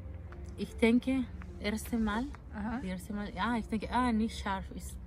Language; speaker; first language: German; non-native, learner; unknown